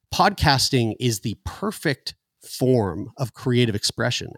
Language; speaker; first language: English; native; English